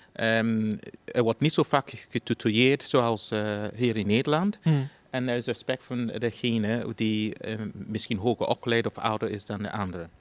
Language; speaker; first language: Dutch; non-native, fluent; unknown